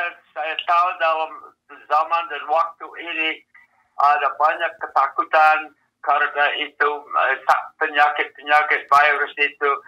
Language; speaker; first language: Indonesian; non-native, fluent; English